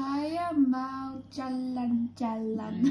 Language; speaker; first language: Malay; early bilingual, heritage; English